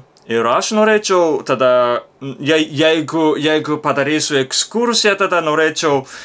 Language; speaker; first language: Lithuanian; non-native, fluent; Japanese